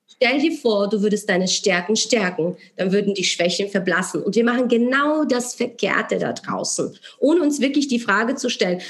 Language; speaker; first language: German; non-native, fluent; Polish